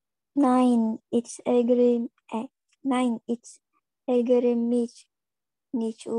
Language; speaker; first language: German; non-native, learner; Indonesian